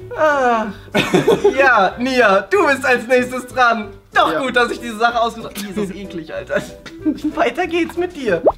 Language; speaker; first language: German; early bilingual, other home language; Italian